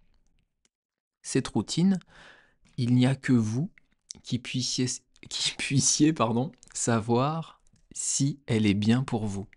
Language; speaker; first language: French; native; French